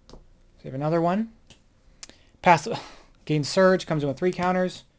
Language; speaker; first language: English; native; English